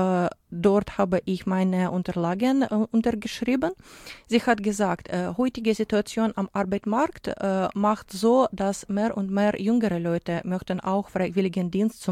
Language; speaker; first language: German; non-native, learner; Ukrainian